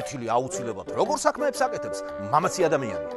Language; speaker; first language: Georgian; native; Georgian